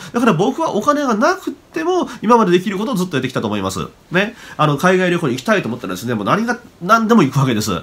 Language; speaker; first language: Japanese; native; Japanese